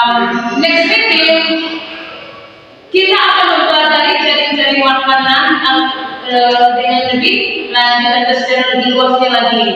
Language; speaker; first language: Indonesian; native; Indonesian